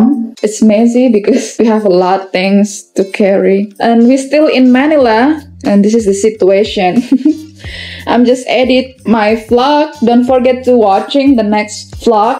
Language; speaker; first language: English; non-native, learner; Indonesian